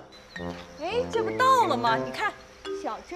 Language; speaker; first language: Chinese; native; Chinese